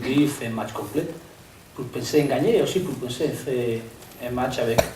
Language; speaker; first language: French; non-native, learner; Spanish